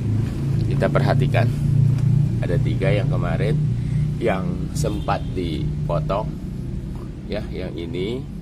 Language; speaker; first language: Indonesian; native; Indonesian